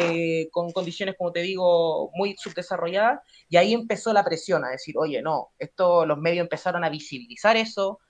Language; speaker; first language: Spanish; native; Spanish